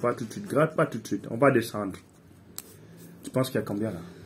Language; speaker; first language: French; native; French